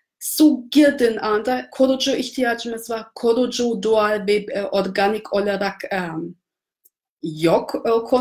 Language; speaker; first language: Turkish; non-native, fluent; German